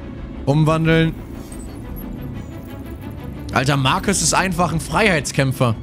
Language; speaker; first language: German; native; German